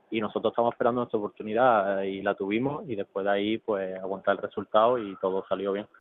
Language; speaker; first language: Spanish; early bilingual, other home language; English